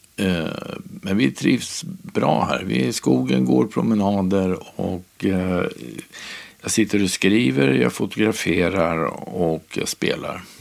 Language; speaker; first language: Swedish; native; Swedish